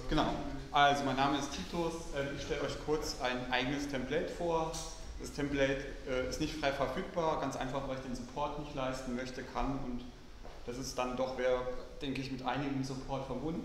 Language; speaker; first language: German; native; German